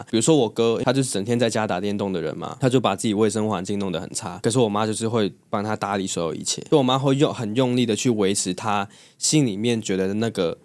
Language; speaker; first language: Chinese; non-native, local second language; Cantonese